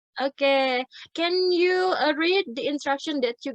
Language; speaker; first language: English; non-native, fluent; Indonesian